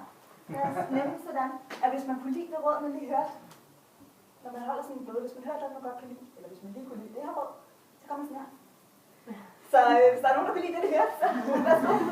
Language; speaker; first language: Danish; native; Danish